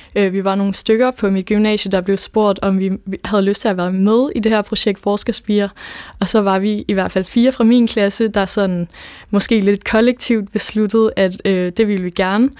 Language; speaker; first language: Danish; native; Danish